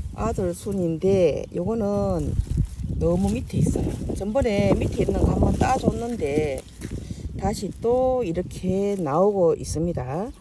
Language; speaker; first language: Korean; native; Korean